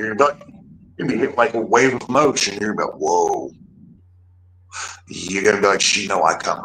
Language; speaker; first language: English; native; English